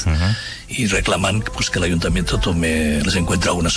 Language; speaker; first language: Spanish; native; Spanish